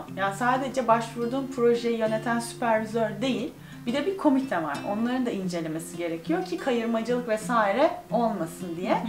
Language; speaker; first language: Turkish; native; Turkish